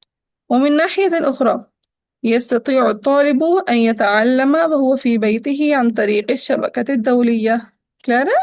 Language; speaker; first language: Arabic; non-native, fluent; Urdu